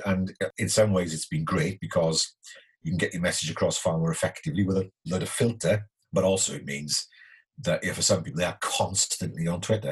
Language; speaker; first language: English; native; English